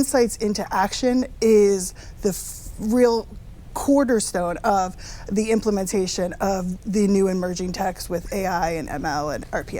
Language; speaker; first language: English; native; English